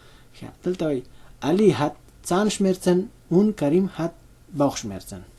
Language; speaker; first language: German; non-native, fluent; Pashto